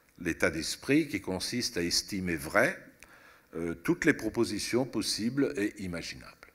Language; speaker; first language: French; early bilingual, other home language; Italian